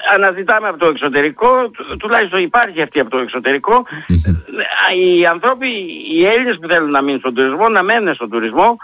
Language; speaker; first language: Greek; native; Greek